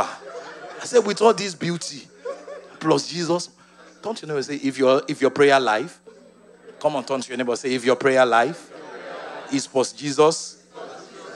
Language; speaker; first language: English; non-native, local second language; Yoruba